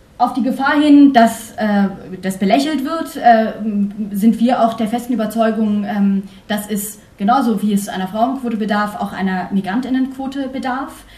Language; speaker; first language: German; early bilingual, other home language; Persian